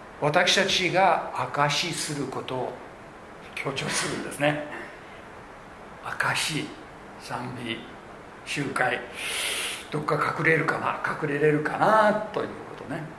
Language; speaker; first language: Japanese; non-native, local second language; English